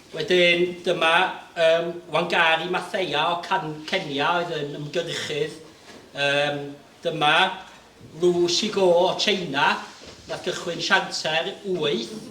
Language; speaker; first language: Welsh; native; Welsh